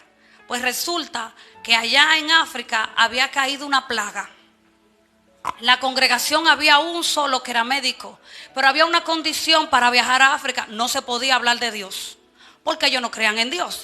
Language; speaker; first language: Spanish; native; Spanish